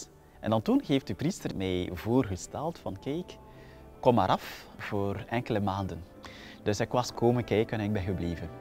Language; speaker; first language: Dutch; non-native, fluent; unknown